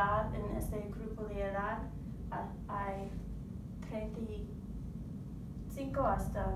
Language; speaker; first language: Spanish; non-native, learner; English